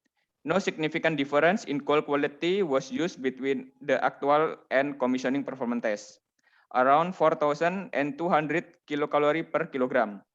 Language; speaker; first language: English; non-native, fluent; Indonesian